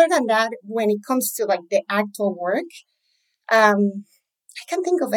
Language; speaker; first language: English; non-native, fluent; Spanish